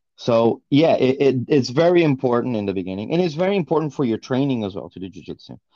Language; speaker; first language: English; non-native, fluent; Portuguese